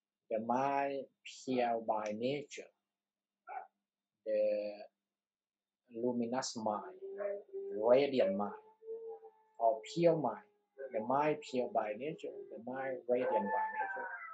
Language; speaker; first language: English; non-native, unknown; Thai